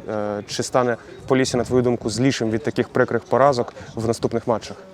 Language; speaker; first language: Ukrainian; native; Ukrainian